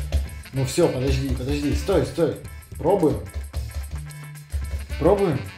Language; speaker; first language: Russian; native; Russian